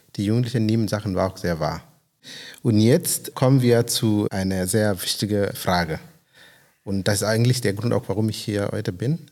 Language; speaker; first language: German; non-native, fluent; Swahili